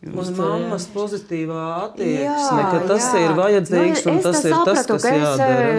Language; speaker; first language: Latvian; non-native, fluent; Russian